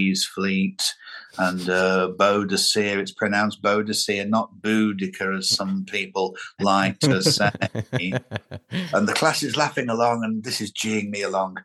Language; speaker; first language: English; native; English